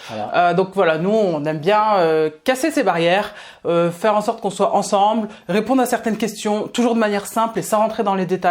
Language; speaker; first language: French; native; French